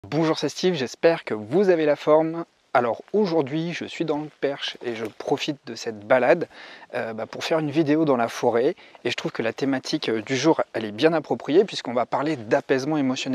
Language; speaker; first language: French; native; French